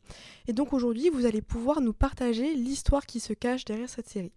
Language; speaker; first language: French; native; French